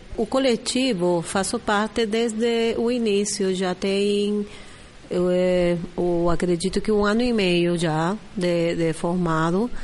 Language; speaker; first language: Portuguese; non-native, fluent; Spanish